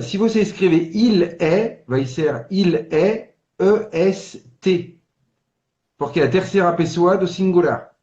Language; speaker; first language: Portuguese; non-native, fluent; French